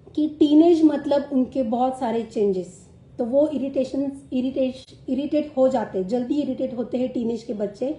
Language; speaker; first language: Hindi; non-native, local second language; Marathi